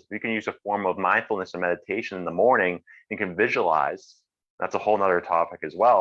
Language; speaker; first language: English; native; English